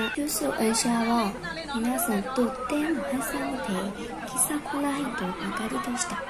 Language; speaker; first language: Japanese; non-native, learner; Burmese